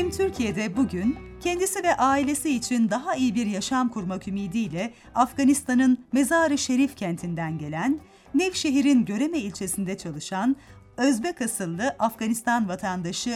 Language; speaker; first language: Turkish; native; Turkish